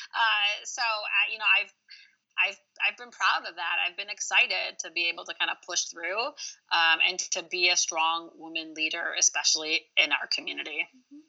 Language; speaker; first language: English; early bilingual, other home language; Arabic